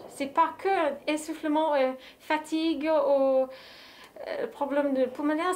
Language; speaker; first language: French; non-native, fluent; English